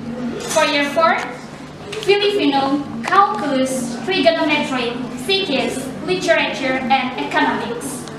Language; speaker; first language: English; non-native, learner; Indonesian